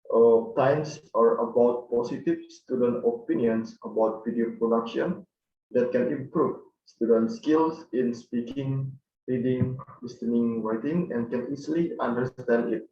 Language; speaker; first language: English; non-native, learner; Indonesian